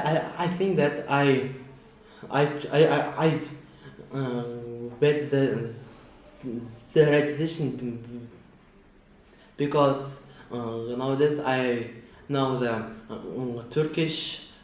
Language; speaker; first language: English; non-native, learner; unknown